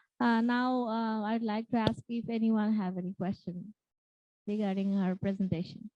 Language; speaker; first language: English; non-native, local second language; Bangla